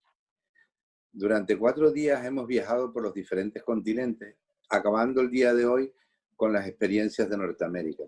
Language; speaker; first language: Spanish; native; Spanish